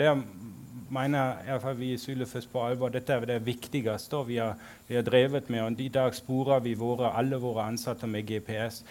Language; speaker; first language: Norwegian; non-native, fluent; German